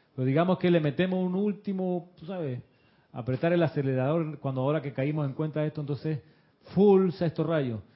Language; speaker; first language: Spanish; early bilingual, other home language; Russian